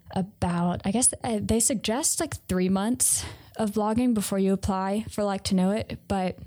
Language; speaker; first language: English; native; English